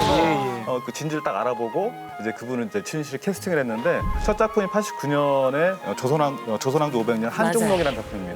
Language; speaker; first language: Korean; native; Korean